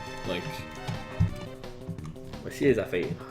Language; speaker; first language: French; native; French